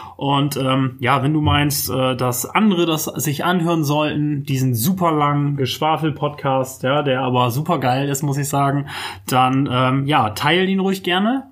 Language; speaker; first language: German; native; German